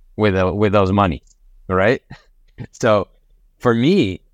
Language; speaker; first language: English; non-native, fluent; Spanish